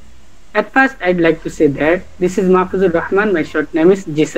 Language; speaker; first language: English; non-native, learner; Bangla